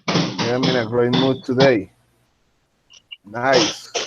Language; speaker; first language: English; non-native, fluent; Spanish